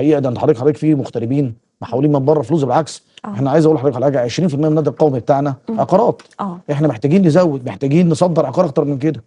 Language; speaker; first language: Arabic; native; Arabic